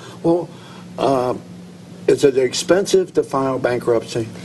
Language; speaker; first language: English; native; English